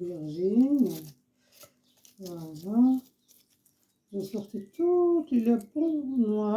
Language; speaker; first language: French; non-native, learner; Arabic